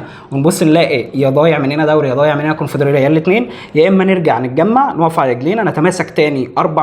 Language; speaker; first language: Arabic; native; Arabic